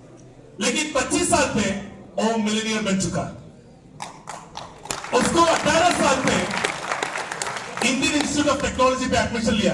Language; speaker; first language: Hindi; non-native, fluent; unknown